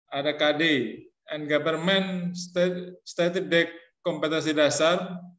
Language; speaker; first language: English; non-native, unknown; Indonesian